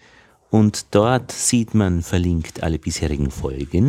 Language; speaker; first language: German; native; German